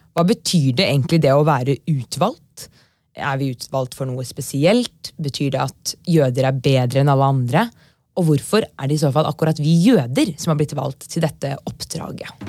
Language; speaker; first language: Norwegian; native; Norwegian